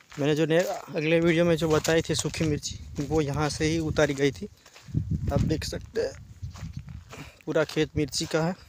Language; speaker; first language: Hindi; non-native, local second language; Gujarati